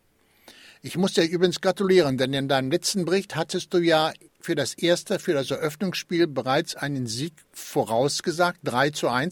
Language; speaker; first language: German; native; German